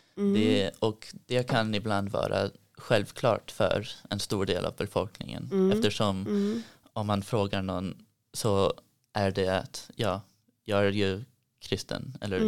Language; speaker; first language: Swedish; early bilingual, heritage; Swedish